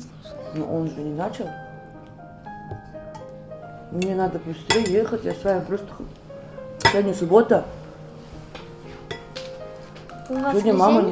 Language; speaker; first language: Russian; non-native, local second language; Uzbek